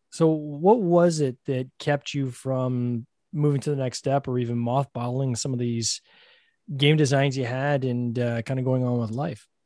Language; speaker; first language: English; native; English